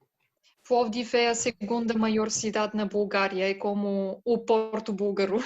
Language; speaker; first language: Portuguese; non-native, fluent; Bulgarian